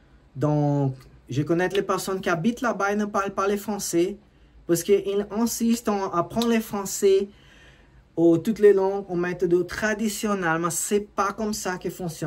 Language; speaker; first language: French; non-native, learner; Portuguese